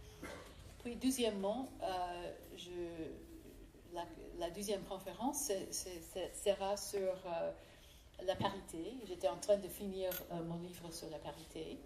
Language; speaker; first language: French; non-native, fluent; English